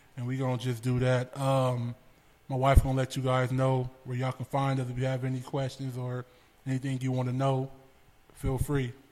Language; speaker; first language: English; native; English